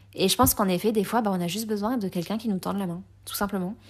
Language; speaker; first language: French; native; French